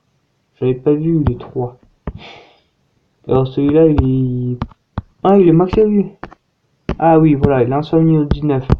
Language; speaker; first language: French; native; French